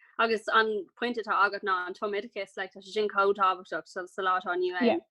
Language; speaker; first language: Irish; non-native, local second language; English